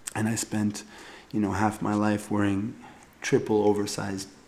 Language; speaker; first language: English; native; English